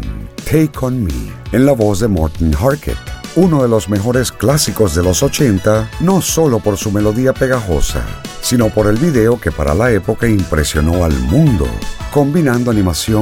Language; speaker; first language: Spanish; native; Spanish